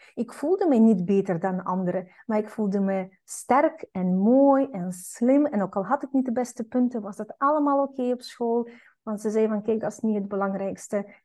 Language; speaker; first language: Dutch; non-native, fluent; Russian